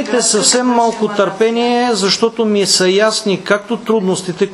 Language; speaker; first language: Bulgarian; native; Bulgarian